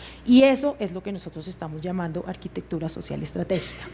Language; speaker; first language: Spanish; native; Spanish